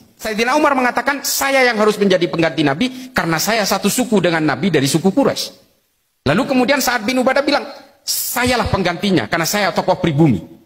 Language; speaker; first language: Indonesian; non-native, local second language; Madurese